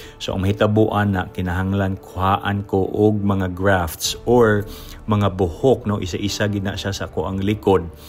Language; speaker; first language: Cebuano; native; Cebuano